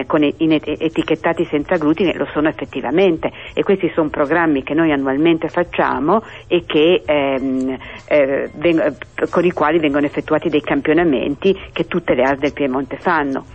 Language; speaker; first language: Italian; native; Italian